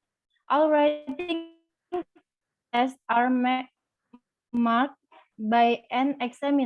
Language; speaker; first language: English; non-native, learner; Indonesian